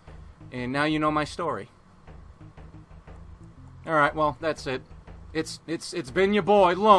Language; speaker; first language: English; native; English